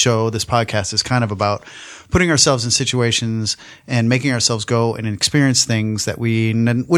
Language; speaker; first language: English; native; English